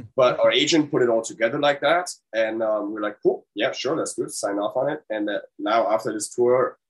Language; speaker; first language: English; non-native, fluent; German